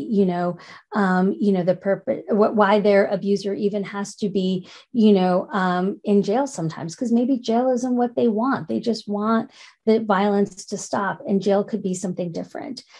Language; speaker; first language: English; native; English